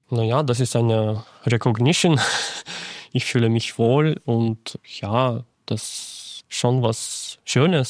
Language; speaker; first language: German; non-native, fluent; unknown